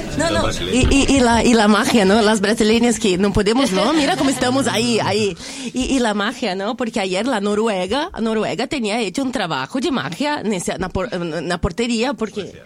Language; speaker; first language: Spanish; non-native, fluent; Portuguese